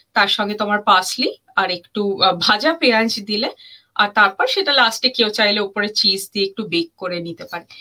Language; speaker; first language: Bangla; early bilingual, heritage; German